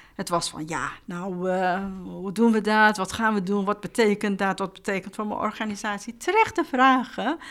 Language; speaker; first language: Dutch; non-native, fluent; Persian